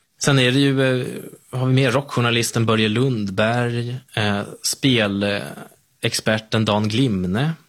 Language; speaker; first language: Swedish; native; Swedish